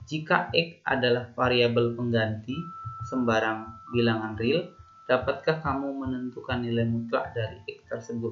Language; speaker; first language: Indonesian; native; Indonesian